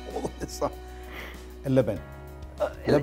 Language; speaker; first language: Arabic; non-native, fluent; Malay